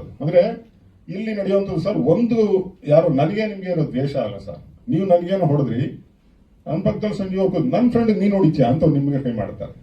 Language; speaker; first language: Kannada; native; Kannada